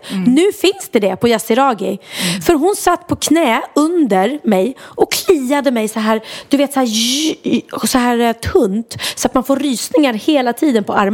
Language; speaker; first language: Swedish; native; Swedish